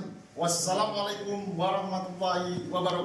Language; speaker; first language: Malay; native; Malay